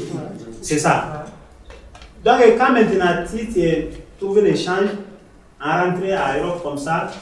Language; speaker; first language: French; non-native, learner; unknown